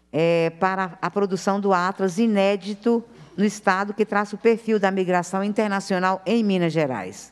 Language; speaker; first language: Portuguese; native; Portuguese